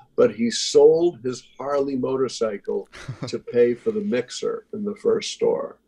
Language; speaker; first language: English; native; English